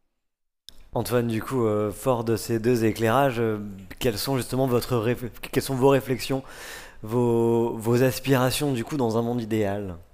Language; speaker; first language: French; native; French